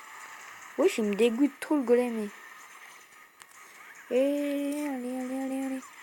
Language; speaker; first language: French; native; French